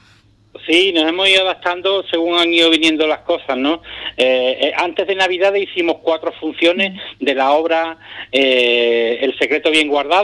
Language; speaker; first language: Spanish; native; Spanish